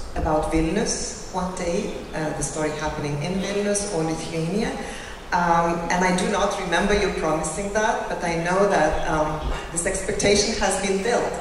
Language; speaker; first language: English; non-native, fluent; Lithuanian